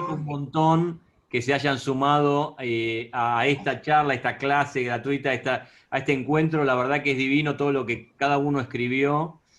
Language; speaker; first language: Spanish; native; Spanish